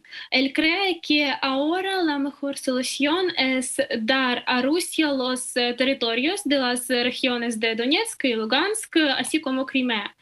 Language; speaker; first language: Spanish; non-native, fluent; Ukrainian